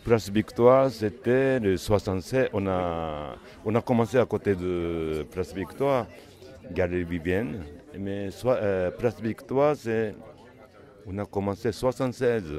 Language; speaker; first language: French; non-native, learner; Japanese